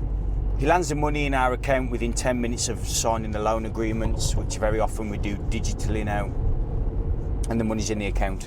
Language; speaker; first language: English; native; English